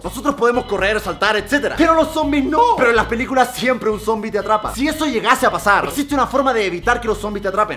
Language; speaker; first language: Spanish; native; Spanish